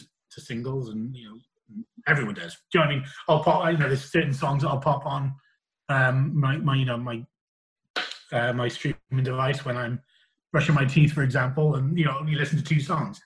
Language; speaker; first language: English; native; English